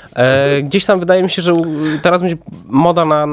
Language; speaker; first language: Polish; native; Polish